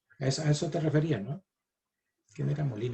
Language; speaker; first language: Spanish; native; Spanish